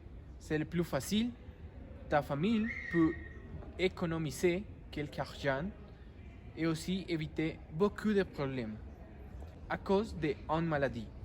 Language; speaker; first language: French; non-native, learner; Spanish